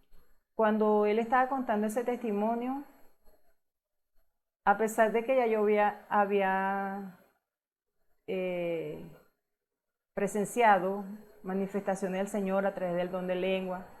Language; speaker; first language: Spanish; native; Spanish